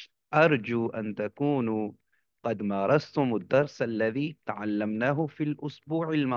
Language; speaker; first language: Arabic; non-native, fluent; Urdu